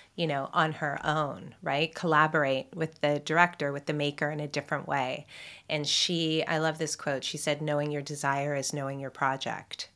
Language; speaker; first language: English; native; English